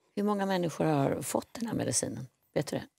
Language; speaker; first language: Swedish; native; Swedish